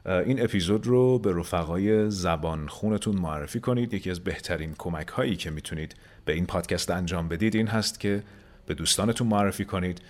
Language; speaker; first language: Persian; native; Persian